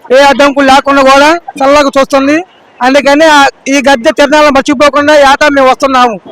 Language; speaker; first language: Telugu; native; Telugu